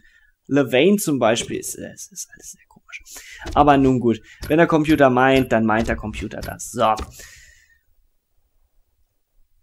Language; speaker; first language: German; native; German